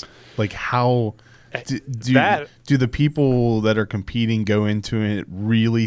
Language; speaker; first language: English; native; English